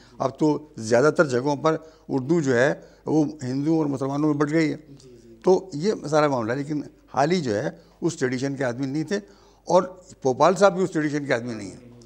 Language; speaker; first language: Urdu; native; Urdu